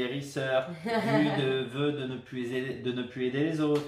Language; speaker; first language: French; native; French